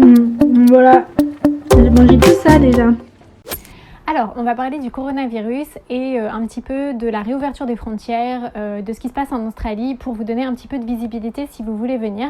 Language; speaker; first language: French; native; French